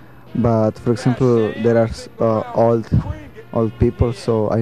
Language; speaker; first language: English; non-native, learner; Spanish